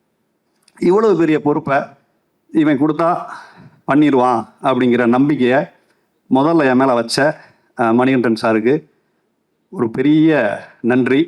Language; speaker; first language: Tamil; native; Tamil